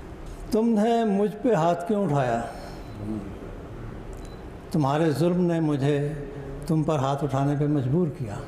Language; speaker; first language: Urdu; non-native, local second language; Punjabi